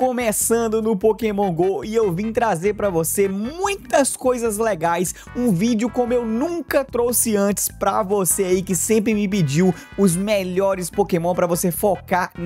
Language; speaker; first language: Portuguese; native; Portuguese